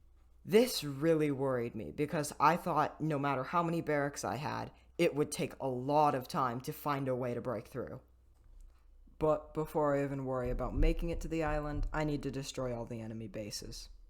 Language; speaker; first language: English; native; English